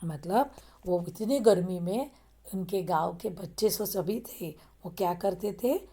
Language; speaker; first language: Hindi; non-native, local second language; Marathi